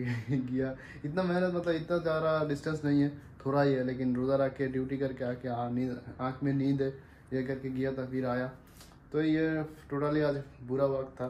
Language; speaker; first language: Hindi; non-native, learner; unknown